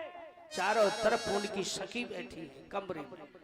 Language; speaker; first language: Hindi; native; Hindi